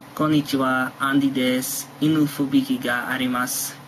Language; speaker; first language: Japanese; non-native, learner; English